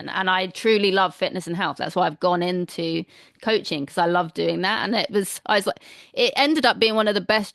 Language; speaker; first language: English; native; English